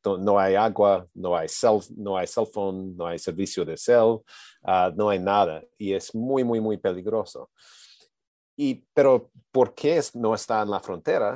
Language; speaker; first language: Spanish; non-native, learner; English